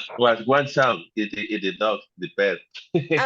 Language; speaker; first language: English; non-native, learner; Spanish